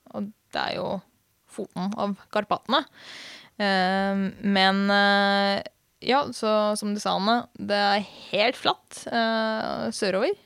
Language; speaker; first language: Norwegian; non-native, fluent; Hungarian